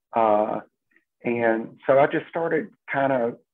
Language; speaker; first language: English; native; English